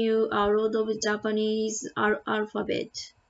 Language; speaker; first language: English; non-native, learner; Japanese